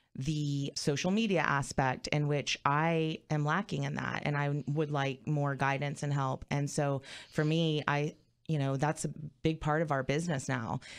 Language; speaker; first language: English; native; English